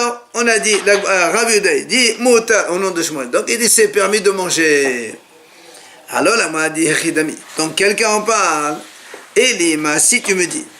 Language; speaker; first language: French; native; French